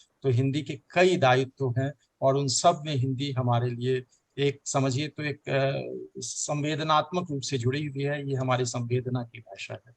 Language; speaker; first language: Hindi; native; Hindi